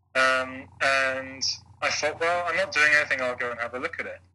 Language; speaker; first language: English; native; English